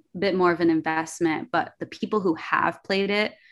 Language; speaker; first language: English; early bilingual, other home language; Spanish